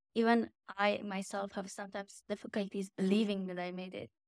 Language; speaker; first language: English; non-native, fluent; Persian